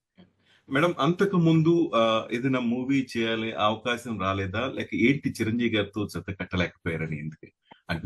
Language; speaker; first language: Telugu; native; Telugu